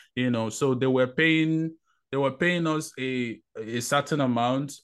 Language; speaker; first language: English; non-native, local second language; Igbo